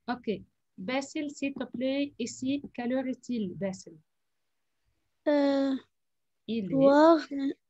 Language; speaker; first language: French; non-native, fluent; Arabic